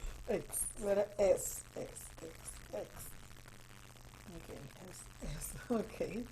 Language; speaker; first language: English; non-native, learner; Spanish